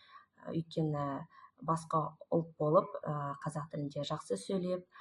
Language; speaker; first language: Kazakh; non-native, local second language; Russian